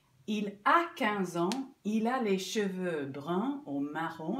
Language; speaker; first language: French; non-native, fluent; English